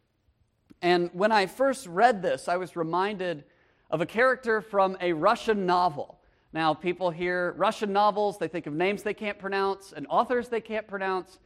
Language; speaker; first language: English; native; English